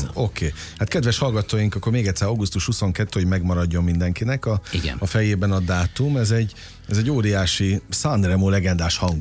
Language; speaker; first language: Hungarian; native; Hungarian